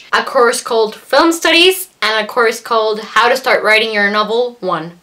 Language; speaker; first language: English; non-native, fluent; Spanish